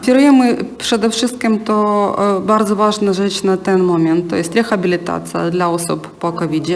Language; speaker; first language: Polish; non-native, learner; Ukrainian